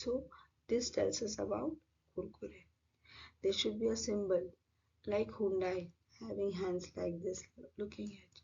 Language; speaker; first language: English; non-native, local second language; Hindi